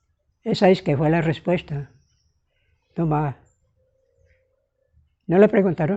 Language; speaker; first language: Spanish; native; Spanish